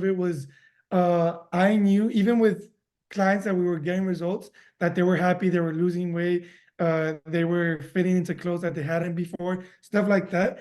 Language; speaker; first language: English; early bilingual, other home language; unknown